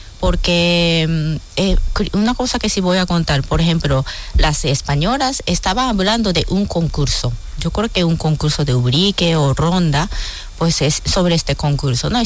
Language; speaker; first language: Spanish; non-native, fluent; Japanese